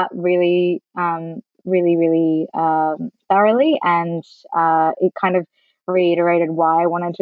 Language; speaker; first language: English; non-native, local second language; Sinhala